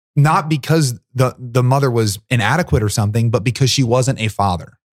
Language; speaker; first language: English; native; English